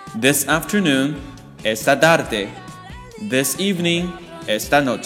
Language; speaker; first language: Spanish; non-native, fluent; Chinese